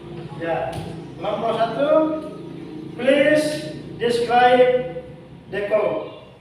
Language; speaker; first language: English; non-native, learner; Indonesian